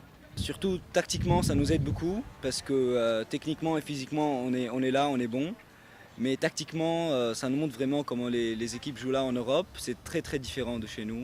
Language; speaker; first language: French; non-native, local second language; Arabic